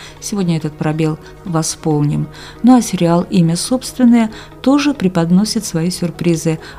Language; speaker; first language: Russian; native; Russian